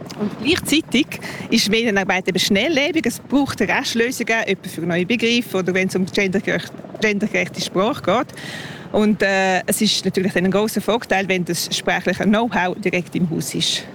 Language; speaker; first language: German; non-native, local second language; Romansh